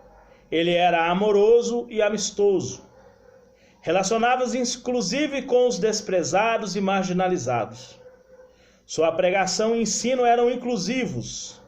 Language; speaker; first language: Portuguese; native; Portuguese